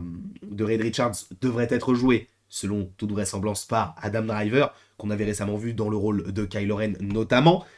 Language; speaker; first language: French; native; French